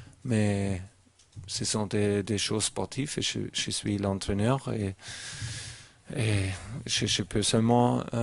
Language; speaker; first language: French; non-native, learner; German